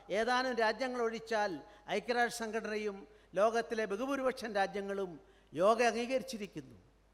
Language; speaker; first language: Malayalam; native; Malayalam